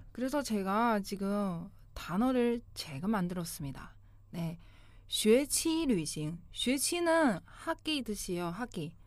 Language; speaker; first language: Korean; non-native, fluent; Chinese